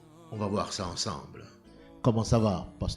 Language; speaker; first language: French; non-native, local second language; Haitian Creole